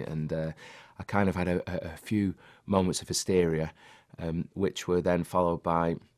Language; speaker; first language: English; native; English